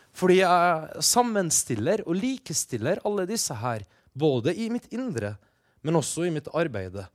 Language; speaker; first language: Norwegian; early bilingual, other home language; Persian